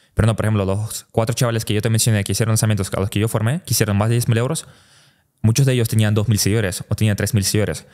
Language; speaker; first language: Spanish; early bilingual, other home language; Russian